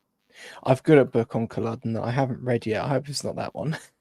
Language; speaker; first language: English; native; English